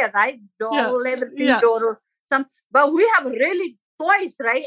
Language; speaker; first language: English; non-native, local second language; Sherpa